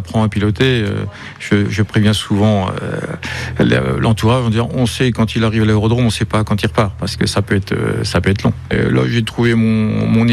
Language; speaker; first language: French; native; French